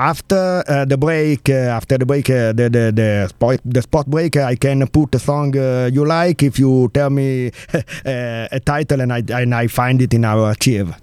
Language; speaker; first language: English; non-native, learner; Italian